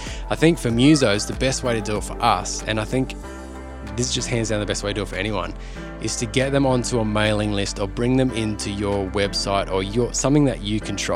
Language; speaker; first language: English; native; English